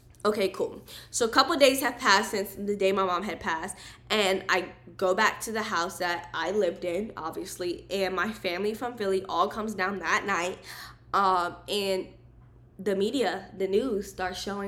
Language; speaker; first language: English; native; English